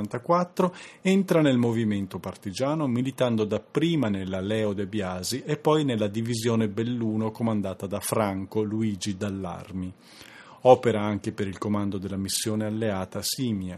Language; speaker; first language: Italian; native; Italian